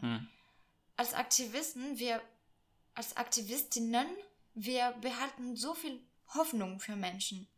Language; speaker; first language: German; non-native, fluent; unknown